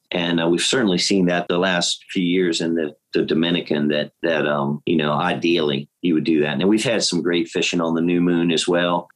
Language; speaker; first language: English; native; English